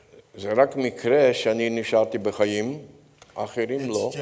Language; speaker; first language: Hebrew; non-native, fluent; Polish